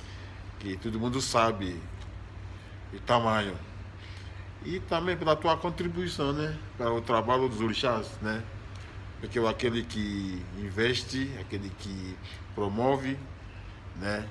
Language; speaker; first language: Portuguese; non-native, fluent; Yoruba